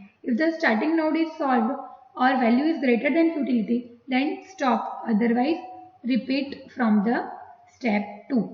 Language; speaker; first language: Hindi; non-native, local second language; Gujarati